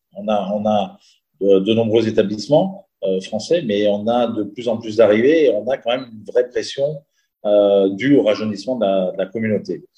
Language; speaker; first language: French; native; French